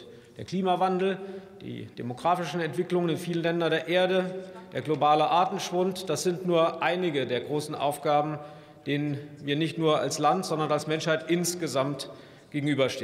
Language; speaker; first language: German; native; German